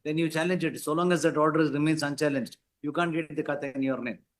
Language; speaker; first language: English; non-native, local second language; Kannada